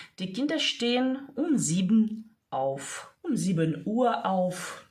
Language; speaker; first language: German; non-native, fluent; Ukrainian